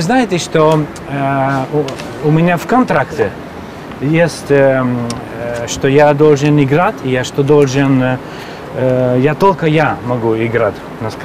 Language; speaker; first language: Russian; non-native, fluent; Hungarian